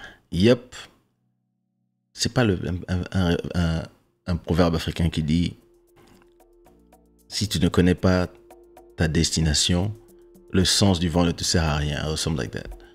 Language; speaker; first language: French; non-native, local second language; Lingala